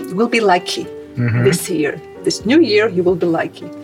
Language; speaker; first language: English; non-native, fluent; Armenian